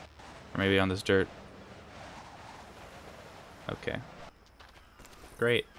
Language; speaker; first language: English; native; English